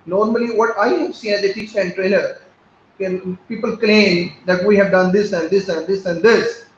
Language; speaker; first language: English; non-native, local second language; Urdu